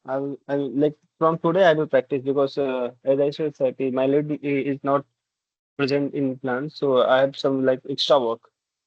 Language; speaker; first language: English; non-native, fluent; Hindi